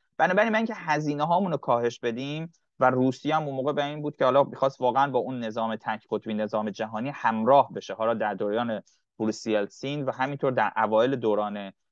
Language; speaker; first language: Persian; native; Persian